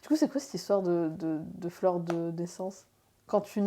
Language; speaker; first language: French; native; French